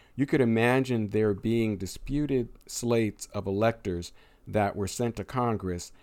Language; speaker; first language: English; native; English